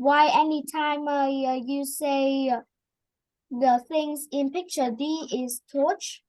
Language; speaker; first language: English; non-native, learner; Vietnamese